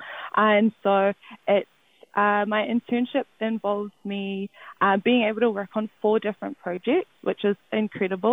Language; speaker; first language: English; native; English